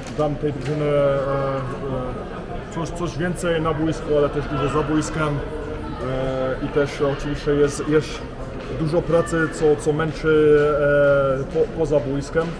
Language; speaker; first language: Polish; early bilingual, heritage; Polish